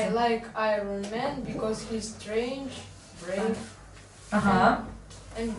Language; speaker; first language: English; non-native, learner; Russian